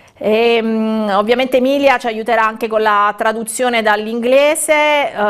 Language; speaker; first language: Italian; native; Italian